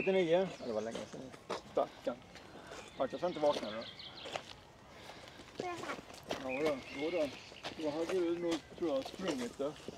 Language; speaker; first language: Swedish; native; Swedish